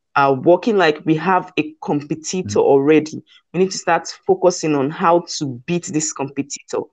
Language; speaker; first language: English; non-native, local second language; Igbo